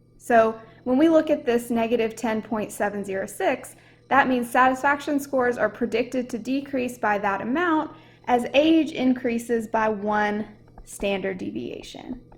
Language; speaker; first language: English; native; English